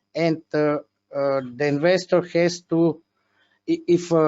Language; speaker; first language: English; non-native, fluent; Slovenian